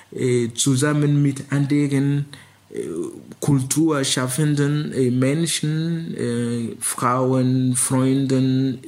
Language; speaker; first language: German; non-native, fluent; Mossi